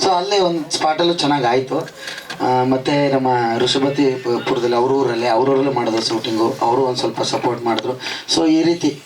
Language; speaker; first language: Kannada; native; Kannada